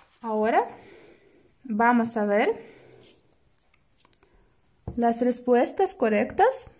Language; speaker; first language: Spanish; non-native, fluent; Russian